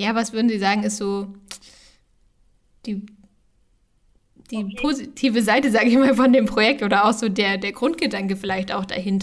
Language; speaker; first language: German; native; German